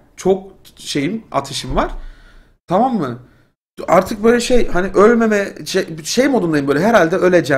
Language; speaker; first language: Turkish; native; Turkish